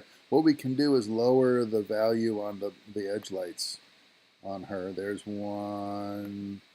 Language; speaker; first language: English; native; English